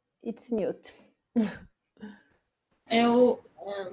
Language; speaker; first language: English; non-native, fluent; Portuguese